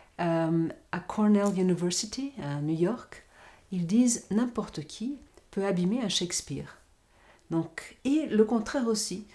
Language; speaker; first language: French; non-native, fluent; Portuguese